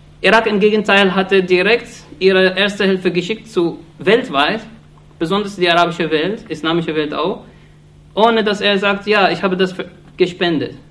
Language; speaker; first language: German; non-native, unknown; Arabic